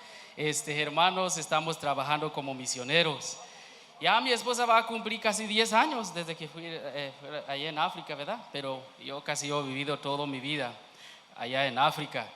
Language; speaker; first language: Spanish; non-native, learner; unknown